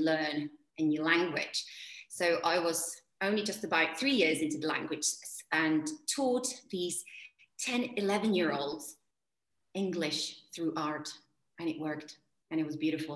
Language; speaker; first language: English; non-native, fluent; Czech